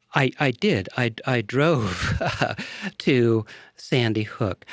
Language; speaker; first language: English; native; English